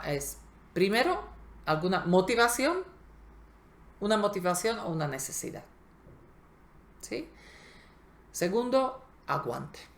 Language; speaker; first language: Spanish; non-native, fluent; Slovak